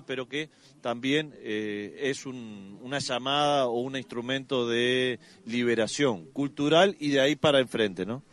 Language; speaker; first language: Spanish; native; Spanish